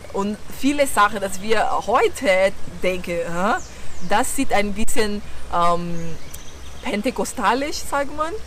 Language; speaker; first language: German; non-native, learner; Portuguese